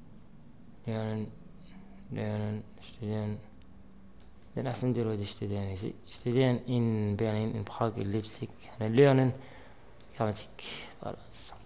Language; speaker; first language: German; non-native, learner; Arabic